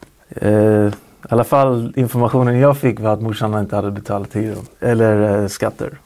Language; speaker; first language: Swedish; native; Swedish